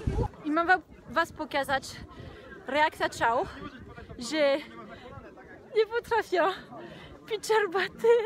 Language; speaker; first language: Polish; non-native, learner; French